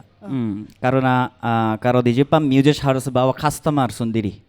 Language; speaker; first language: Indonesian; non-native, learner; Japanese